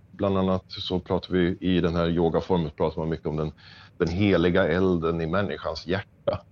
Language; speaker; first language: Swedish; native; Swedish